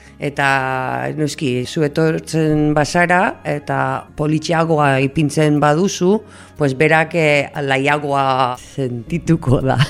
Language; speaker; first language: Basque; non-native, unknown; English